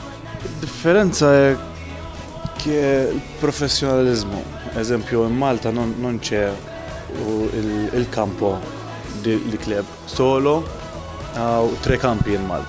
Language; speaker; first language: Italian; non-native, learner; Maltese